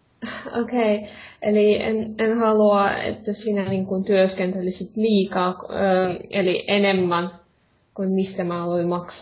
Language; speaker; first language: Finnish; non-native, fluent; Russian